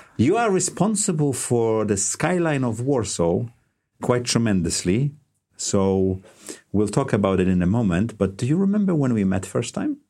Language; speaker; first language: English; non-native, fluent; Polish